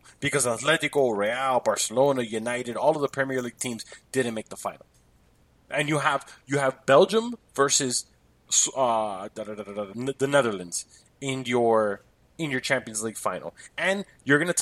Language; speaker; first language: English; native; English